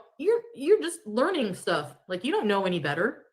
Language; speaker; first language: English; native; English